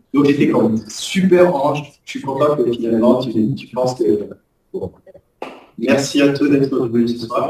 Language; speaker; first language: French; native; French